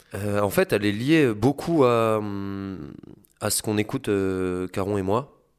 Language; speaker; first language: French; native; French